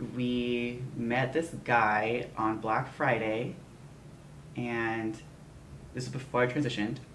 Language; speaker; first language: English; native; English